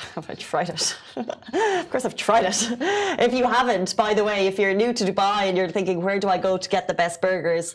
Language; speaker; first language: English; native; English